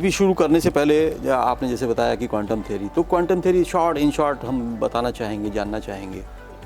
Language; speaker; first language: Hindi; native; Hindi